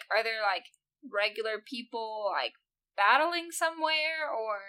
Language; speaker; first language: English; native; English